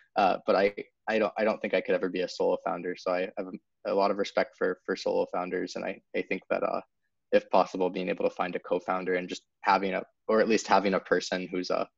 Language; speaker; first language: English; native; English